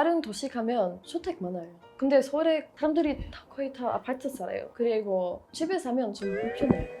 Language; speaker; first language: Korean; non-native, learner; English